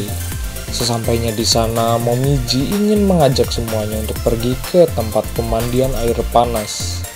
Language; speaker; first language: Indonesian; native; Indonesian